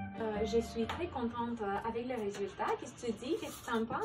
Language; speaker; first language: French; non-native, fluent; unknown